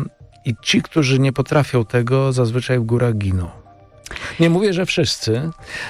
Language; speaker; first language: Polish; native; Polish